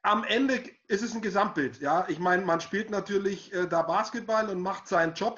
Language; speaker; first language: German; native; German